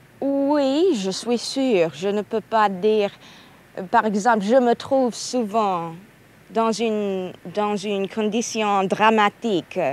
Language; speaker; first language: French; non-native, fluent; Italian